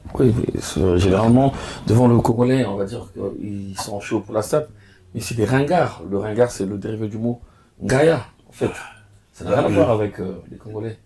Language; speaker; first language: French; non-native, local second language; Lingala